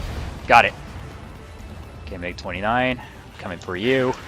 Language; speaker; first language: English; native; English